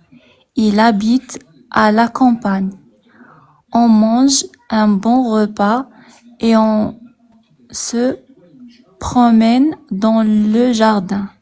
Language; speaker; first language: French; non-native, learner; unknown